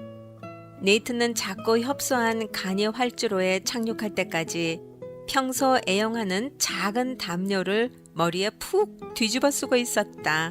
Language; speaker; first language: Korean; native; Korean